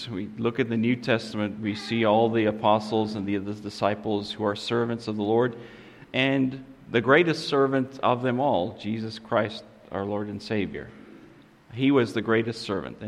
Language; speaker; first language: English; non-native, local second language; Afrikaans